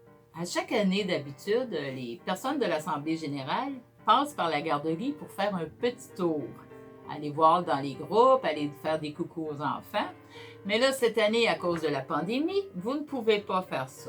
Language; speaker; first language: French; native; French